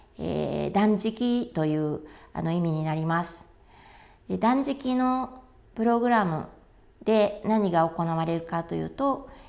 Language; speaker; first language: Japanese; native; Japanese